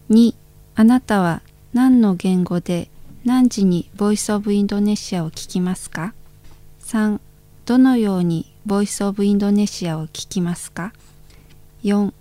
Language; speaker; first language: Japanese; non-native, fluent; Indonesian